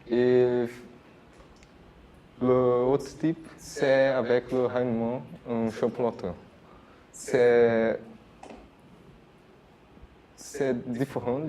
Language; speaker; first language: French; non-native, learner; Portuguese